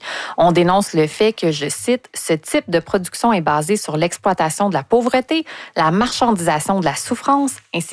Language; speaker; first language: French; native; French